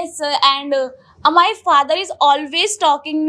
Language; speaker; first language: English; non-native, learner; Hindi